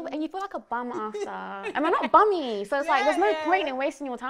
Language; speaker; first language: English; early bilingual, other home language; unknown